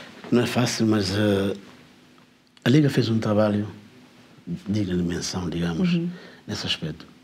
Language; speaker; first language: Portuguese; non-native, local second language; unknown